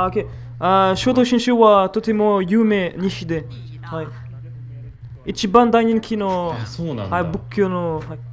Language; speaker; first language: Japanese; non-native, learner; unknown